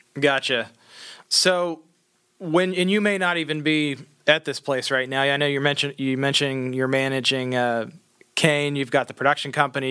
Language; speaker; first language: English; native; English